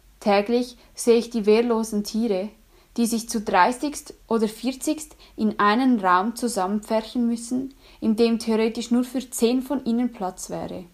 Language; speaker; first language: German; native; German